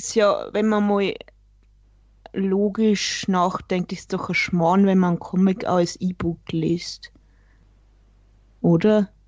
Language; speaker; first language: German; native; German